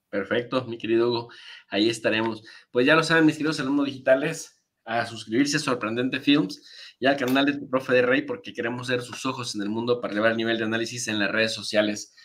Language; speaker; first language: Spanish; native; Spanish